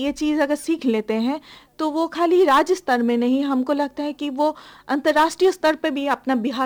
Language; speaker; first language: Hindi; non-native, local second language; Bangla